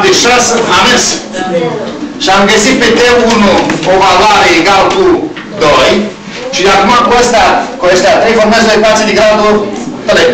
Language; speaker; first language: Romanian; native; Romanian